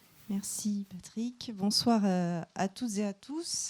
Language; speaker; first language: French; native; French